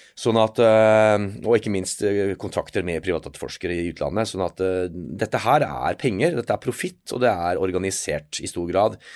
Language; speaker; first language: Norwegian; native; Norwegian